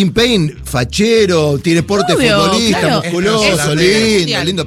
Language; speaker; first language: Spanish; native; Spanish